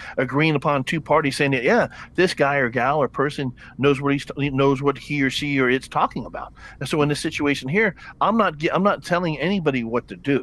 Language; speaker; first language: English; native; English